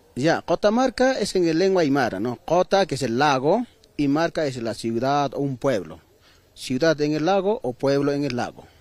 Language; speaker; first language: Spanish; non-native, local second language; Aymara